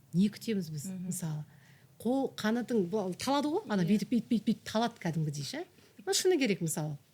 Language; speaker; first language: Kazakh; native; Kazakh